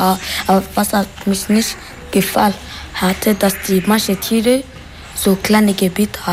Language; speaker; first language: German; non-native, learner; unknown